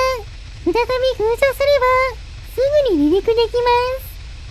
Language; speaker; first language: Japanese; native; Japanese